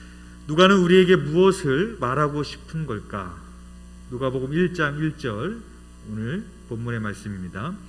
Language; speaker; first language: Korean; native; Korean